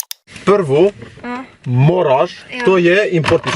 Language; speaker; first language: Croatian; non-native, learner; Albanian